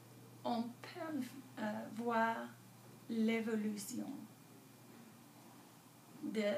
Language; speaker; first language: French; non-native, learner; English